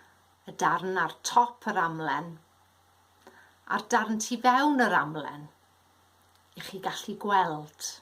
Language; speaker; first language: Welsh; native; Welsh